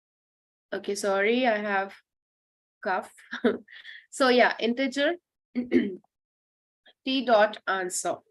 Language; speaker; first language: English; non-native, local second language; Hindi